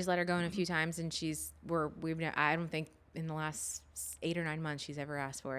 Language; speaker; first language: English; native; English